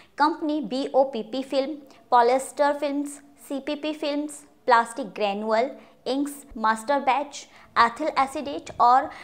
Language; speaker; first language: Hindi; native; Hindi